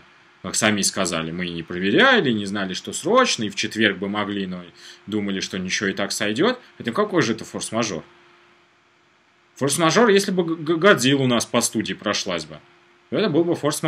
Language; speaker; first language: Russian; native; Russian